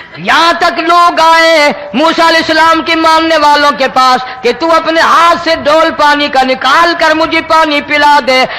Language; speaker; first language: Urdu; non-native, local second language; Punjabi